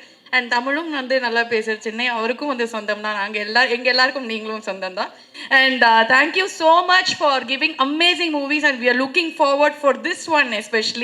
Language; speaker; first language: Tamil; native; Tamil